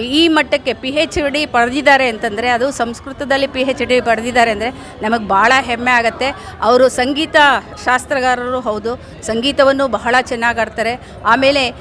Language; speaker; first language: Kannada; native; Kannada